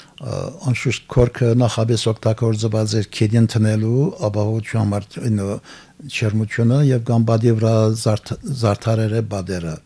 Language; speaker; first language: Armenian; early bilingual, heritage; Armenian